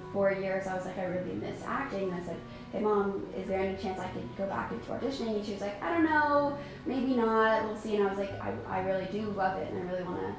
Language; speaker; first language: English; native; English